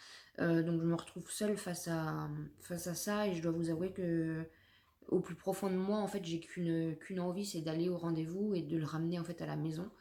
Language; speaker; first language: French; native; French